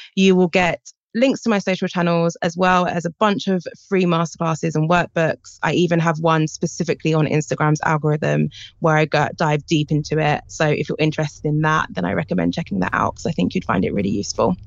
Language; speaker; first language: English; native; English